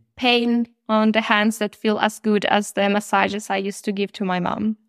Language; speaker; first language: English; non-native, fluent; Spanish